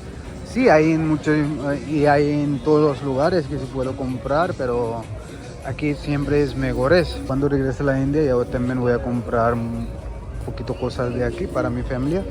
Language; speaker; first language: Spanish; non-native, learner; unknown